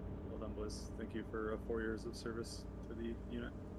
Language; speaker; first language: English; native; English